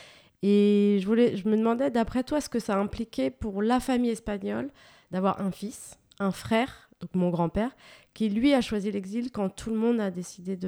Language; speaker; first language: French; native; French